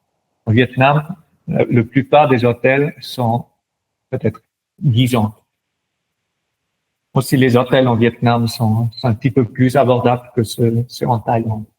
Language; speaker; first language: French; non-native, local second language; German